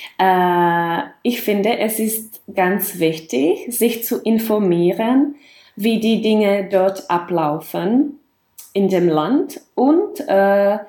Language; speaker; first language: German; non-native, fluent; Czech